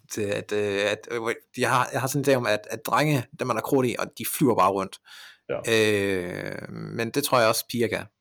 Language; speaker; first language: Danish; early bilingual, other home language; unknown